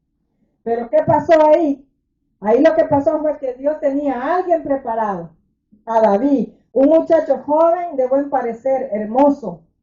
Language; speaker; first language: Spanish; native; Spanish